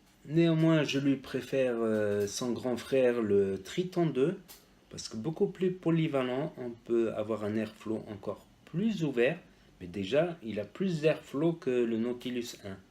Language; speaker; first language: French; native; French